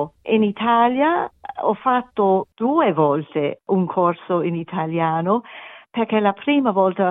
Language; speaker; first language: Italian; non-native, learner; German